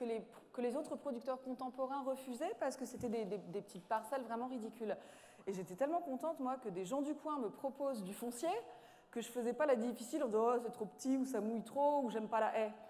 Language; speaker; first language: French; native; French